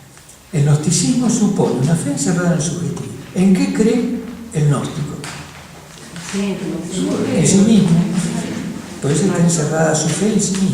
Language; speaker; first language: Spanish; native; Spanish